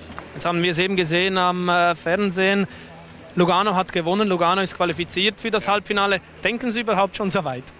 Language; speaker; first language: German; native; German